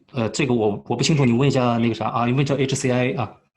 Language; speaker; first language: Chinese; native; Chinese